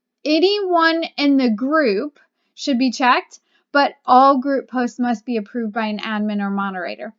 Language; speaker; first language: English; native; English